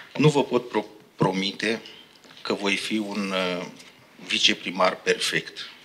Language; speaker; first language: Romanian; non-native, fluent; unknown